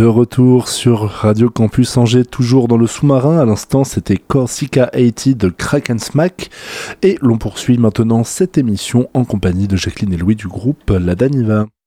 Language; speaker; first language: French; native; French